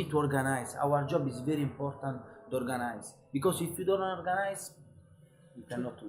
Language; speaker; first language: English; non-native, learner; Italian